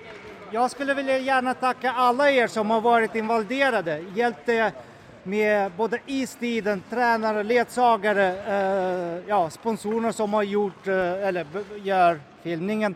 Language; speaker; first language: Swedish; non-native, fluent; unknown